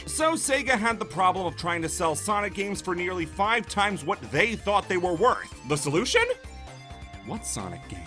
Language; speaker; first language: English; native; English